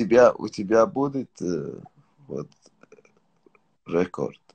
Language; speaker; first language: Russian; non-native, learner; Tajik